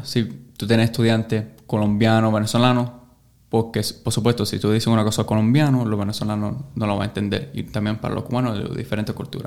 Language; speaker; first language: Spanish; early bilingual, heritage; English